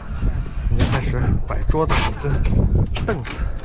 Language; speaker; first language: Chinese; native; Chinese